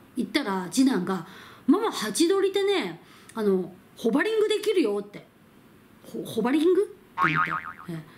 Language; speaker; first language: Japanese; non-native, fluent; Korean